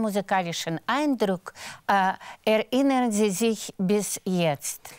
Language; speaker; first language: German; non-native, fluent; Russian